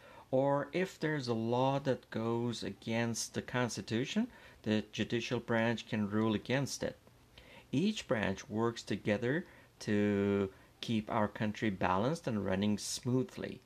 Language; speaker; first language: English; non-native, fluent; Persian